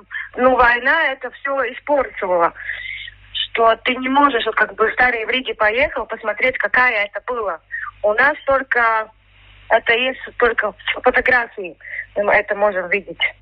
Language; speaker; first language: Russian; non-native, local second language; Latvian